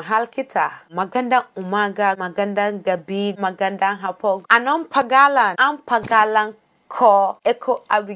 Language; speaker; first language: Filipino; non-native, learner; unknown